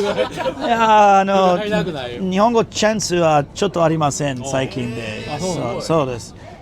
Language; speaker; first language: Japanese; non-native, learner; English